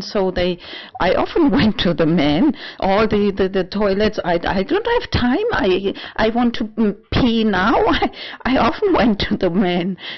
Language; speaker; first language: English; non-native, fluent; German